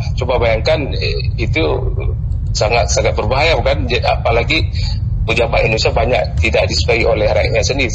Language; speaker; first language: Indonesian; non-native, local second language; Achinese